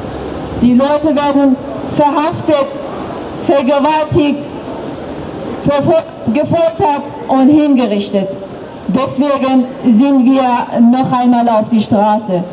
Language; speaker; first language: German; non-native, fluent; Persian